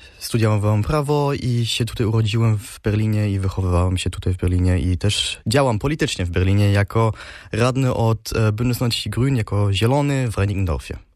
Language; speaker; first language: Polish; early bilingual, heritage; Polish